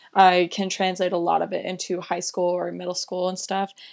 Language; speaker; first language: English; native; English